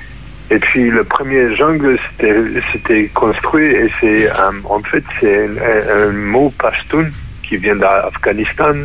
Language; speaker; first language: French; non-native, fluent; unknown